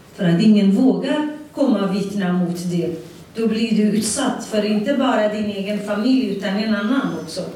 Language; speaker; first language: Swedish; non-native, fluent; Kurdish